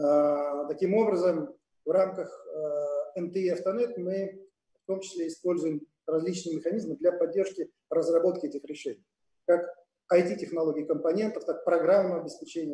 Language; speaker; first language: Russian; native; Russian